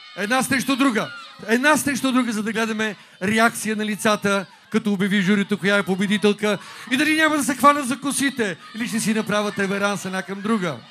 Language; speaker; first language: Bulgarian; native; Bulgarian